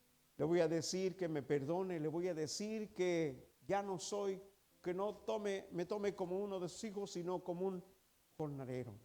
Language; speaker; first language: Spanish; native; Spanish